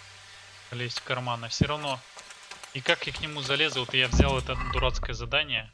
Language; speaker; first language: Russian; native; Russian